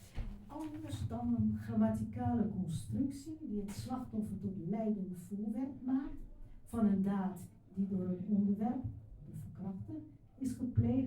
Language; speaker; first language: Dutch; non-native, fluent; French